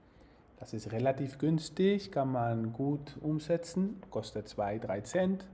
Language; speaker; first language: German; non-native, fluent; Spanish